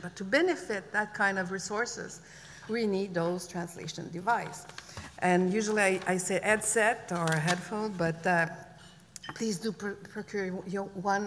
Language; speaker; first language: English; non-native, fluent; French